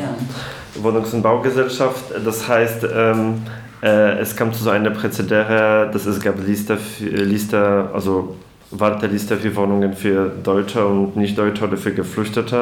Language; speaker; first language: German; non-native, fluent; Polish